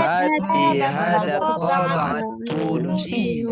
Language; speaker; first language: Arabic; non-native, learner; Indonesian